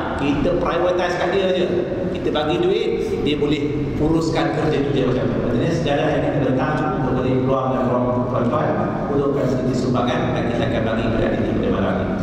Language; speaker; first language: Malay; native; Malay